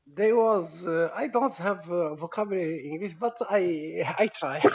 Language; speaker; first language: English; non-native, fluent; Arabic